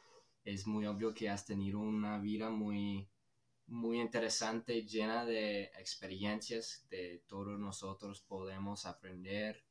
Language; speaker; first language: Spanish; non-native, fluent; English